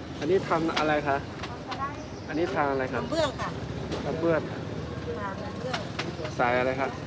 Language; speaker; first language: Thai; non-native, learner; Chinese